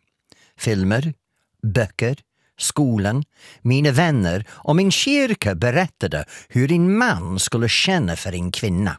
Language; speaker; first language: Swedish; non-native, fluent; English